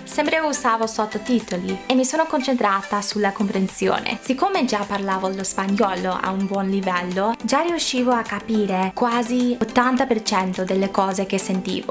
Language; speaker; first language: Italian; non-native, fluent; English